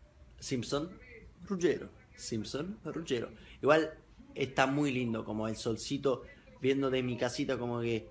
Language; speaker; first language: Spanish; non-native, fluent; Italian